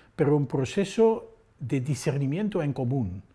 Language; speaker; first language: Spanish; non-native, fluent; Dutch